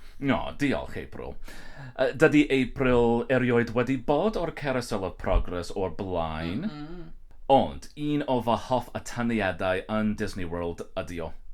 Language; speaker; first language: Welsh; non-native, learner; English